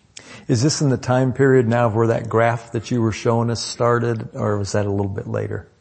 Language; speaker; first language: English; native; English